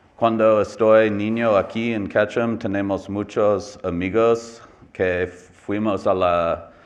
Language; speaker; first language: Spanish; non-native, learner; English